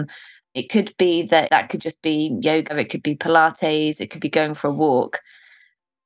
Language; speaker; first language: English; native; English